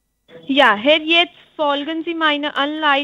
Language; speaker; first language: German; non-native, learner; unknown